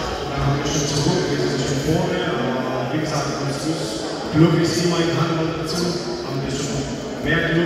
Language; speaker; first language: German; non-native, learner; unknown